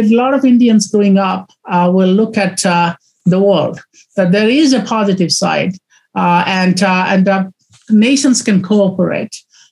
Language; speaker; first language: English; non-native, local second language; Odia